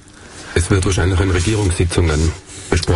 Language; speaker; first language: German; native; German